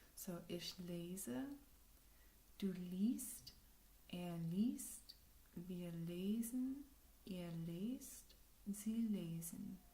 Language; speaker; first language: German; non-native, learner; English